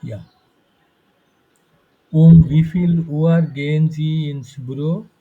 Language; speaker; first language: German; non-native, fluent; Bangla